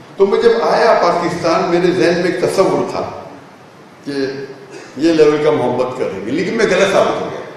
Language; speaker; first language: Urdu; non-native, local second language; Konkani